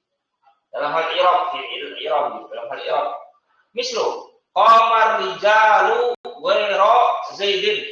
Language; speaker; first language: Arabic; non-native, fluent; Indonesian